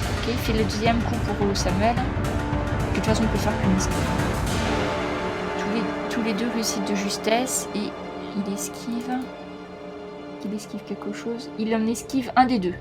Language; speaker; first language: French; native; French